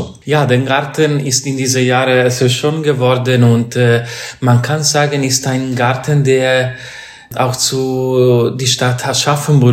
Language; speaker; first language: German; non-native, fluent; Italian